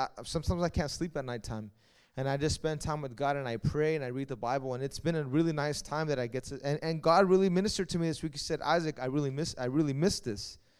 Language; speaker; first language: English; early bilingual, other home language; Spanish